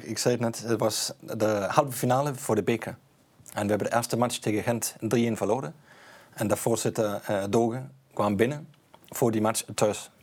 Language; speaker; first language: Dutch; non-native, fluent; Danish